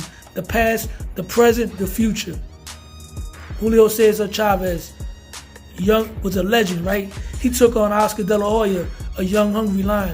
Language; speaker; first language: English; native; English